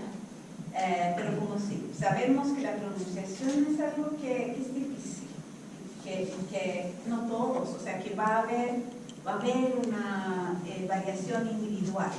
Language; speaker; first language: Spanish; non-native, fluent; Swedish